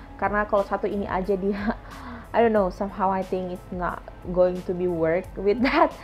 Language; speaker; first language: English; non-native, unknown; Indonesian